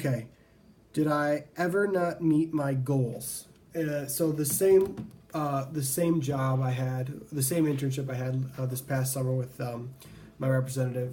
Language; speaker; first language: English; native; English